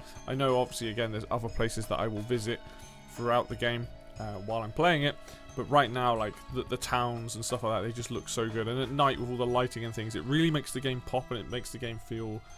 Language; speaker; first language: English; native; English